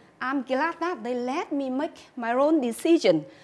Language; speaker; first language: English; non-native, fluent; Vietnamese